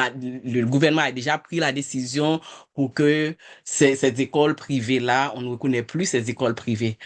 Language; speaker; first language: French; non-native, local second language; Haitian Creole